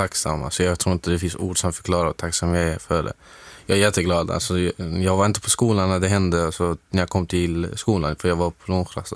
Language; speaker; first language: Swedish; non-native, fluent; Arabic